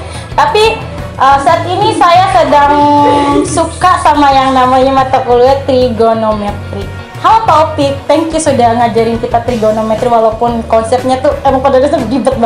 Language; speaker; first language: Indonesian; non-native, local second language; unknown